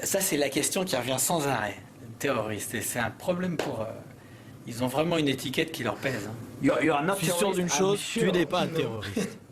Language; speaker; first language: French; native; French